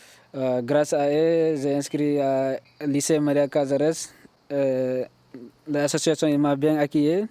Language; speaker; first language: French; non-native, learner; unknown